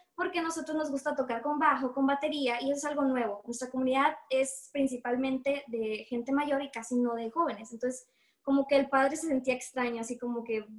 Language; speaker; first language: Spanish; native; Spanish